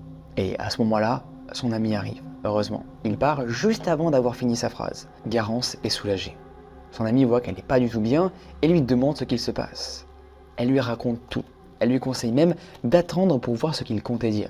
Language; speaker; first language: French; native; French